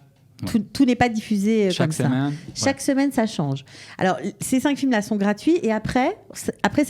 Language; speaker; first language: French; native; French